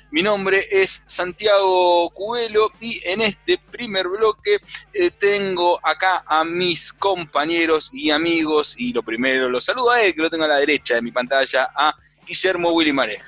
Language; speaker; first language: Spanish; native; Spanish